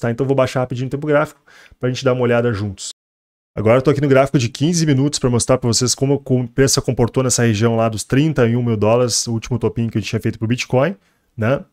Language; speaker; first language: Portuguese; native; Portuguese